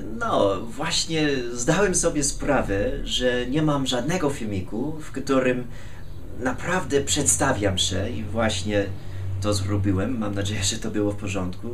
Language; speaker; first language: Polish; non-native, fluent; English